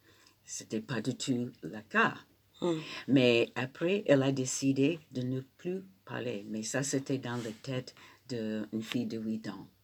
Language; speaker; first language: French; non-native, fluent; English